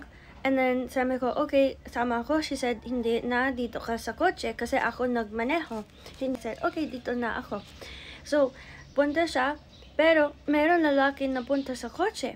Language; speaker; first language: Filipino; early bilingual, heritage; English